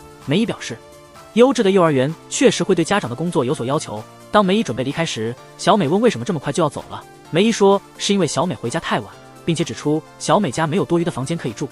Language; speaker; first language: Chinese; native; Chinese